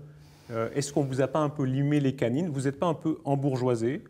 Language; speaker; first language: French; native; French